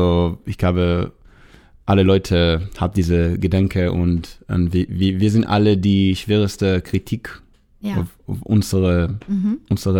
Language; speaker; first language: German; non-native, learner; Hebrew